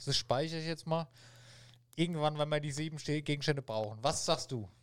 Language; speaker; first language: German; native; German